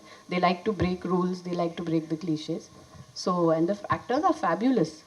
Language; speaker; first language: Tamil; non-native, fluent; Hindi